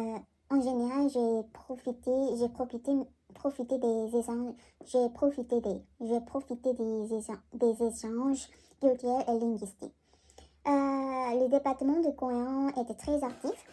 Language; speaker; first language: French; non-native, learner; Korean